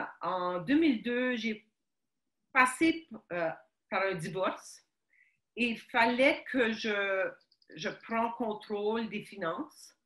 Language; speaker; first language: French; early bilingual, other home language; Ukrainian